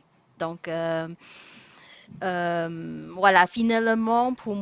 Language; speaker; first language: French; non-native, fluent; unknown